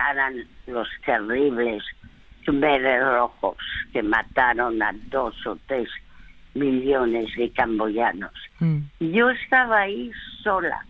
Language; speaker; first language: Spanish; early bilingual, other home language; French